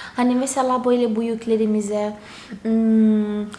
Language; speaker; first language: Turkish; non-native, fluent; Portuguese